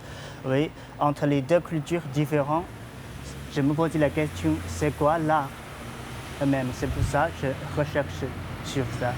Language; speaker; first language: French; non-native, fluent; Chinese